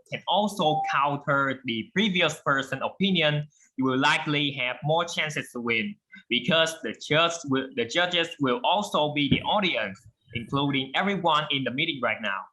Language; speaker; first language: English; non-native, fluent; Vietnamese